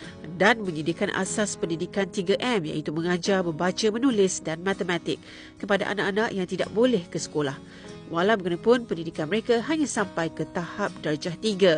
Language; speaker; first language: Malay; native; Malay